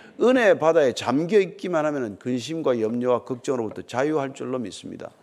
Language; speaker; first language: Korean; native; Korean